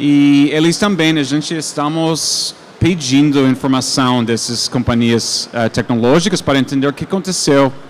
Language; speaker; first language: Portuguese; non-native, fluent; English